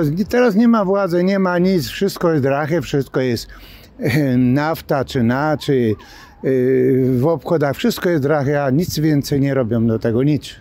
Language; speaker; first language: Slovak; non-native, local second language; Polish